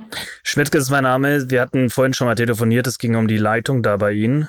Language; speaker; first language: German; native; German